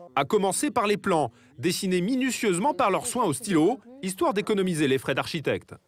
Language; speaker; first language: French; native; French